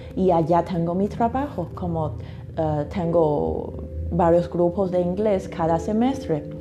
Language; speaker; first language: Spanish; non-native, fluent; Chinese